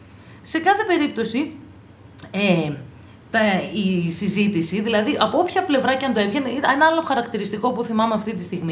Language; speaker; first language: Greek; native; Greek